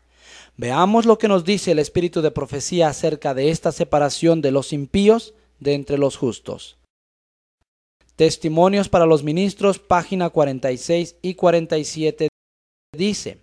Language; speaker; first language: Spanish; native; Spanish